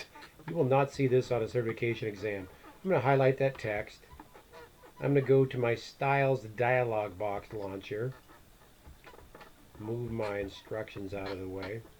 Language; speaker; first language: English; native; English